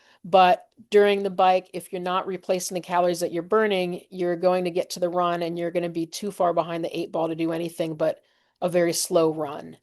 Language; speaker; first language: English; native; English